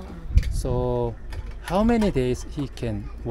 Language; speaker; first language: English; non-native, learner; Korean